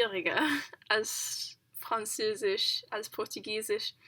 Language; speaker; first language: German; non-native, learner; English